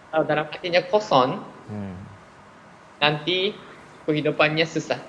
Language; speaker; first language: Indonesian; non-native, fluent; Japanese